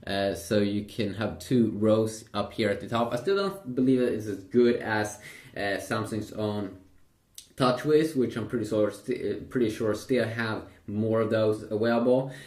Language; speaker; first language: English; non-native, fluent; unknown